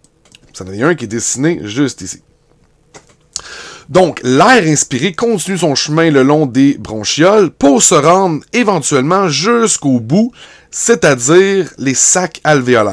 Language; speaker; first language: French; native; French